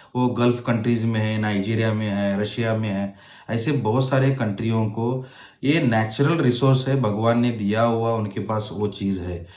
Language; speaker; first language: Hindi; non-native, local second language; Marathi